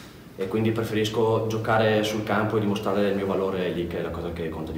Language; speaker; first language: Italian; native; Italian